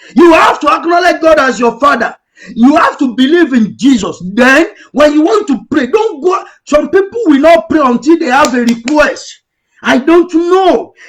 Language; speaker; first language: English; non-native, local second language; Yoruba